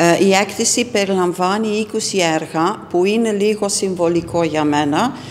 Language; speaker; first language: Greek; non-native, fluent; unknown